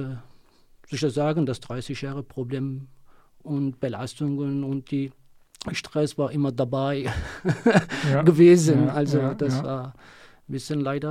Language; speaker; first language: German; non-native, learner; Kurdish